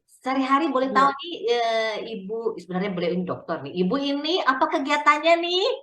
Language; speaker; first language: Indonesian; native; Indonesian